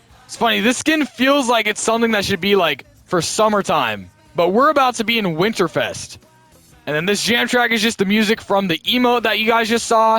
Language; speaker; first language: English; native; English